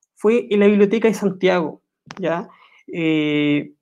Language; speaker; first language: Spanish; native; Spanish